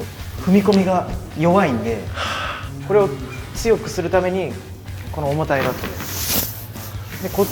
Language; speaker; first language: Japanese; native; Japanese